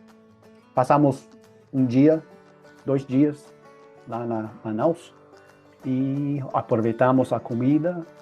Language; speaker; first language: Portuguese; non-native, fluent; English